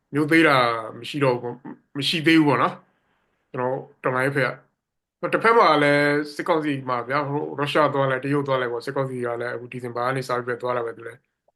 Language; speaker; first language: Burmese; native; Burmese